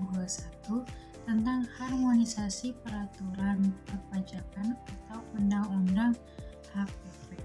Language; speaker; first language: Indonesian; native; Indonesian